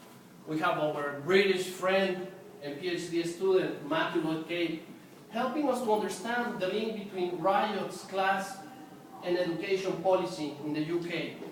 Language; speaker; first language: English; non-native, fluent; Spanish